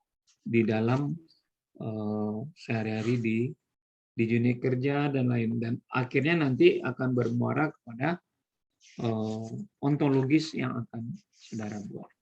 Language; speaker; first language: Indonesian; native; Indonesian